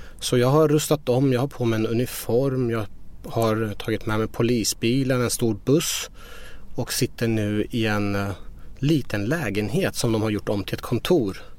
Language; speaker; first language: Swedish; early bilingual, other home language; Persian